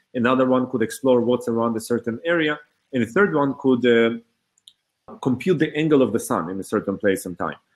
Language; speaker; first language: English; early bilingual, other home language; Hebrew